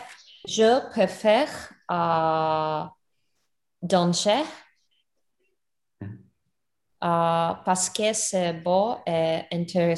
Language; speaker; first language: French; non-native, learner; English